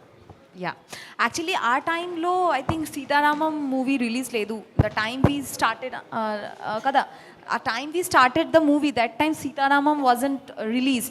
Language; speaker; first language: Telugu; non-native, learner; Bangla